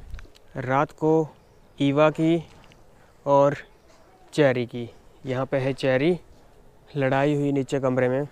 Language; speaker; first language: Hindi; native; Hindi